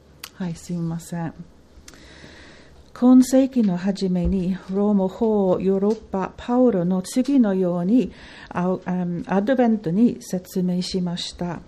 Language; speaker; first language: Japanese; non-native, fluent; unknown